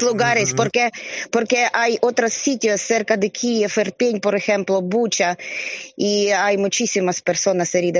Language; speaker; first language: Spanish; non-native, learner; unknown